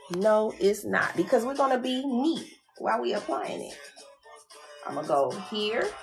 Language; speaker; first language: English; native; English